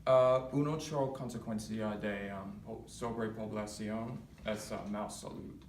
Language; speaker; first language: Spanish; non-native, learner; English